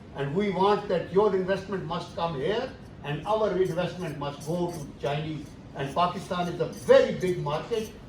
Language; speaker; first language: English; non-native, local second language; Urdu